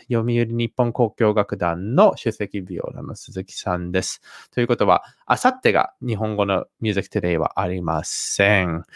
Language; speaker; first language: Japanese; native; Japanese